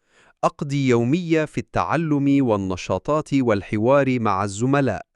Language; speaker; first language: Arabic; non-native, fluent; Urdu